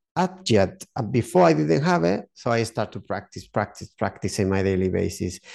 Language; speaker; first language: English; non-native, learner; Spanish